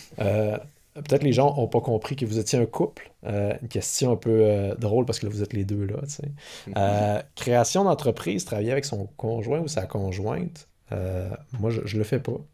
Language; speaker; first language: French; native; French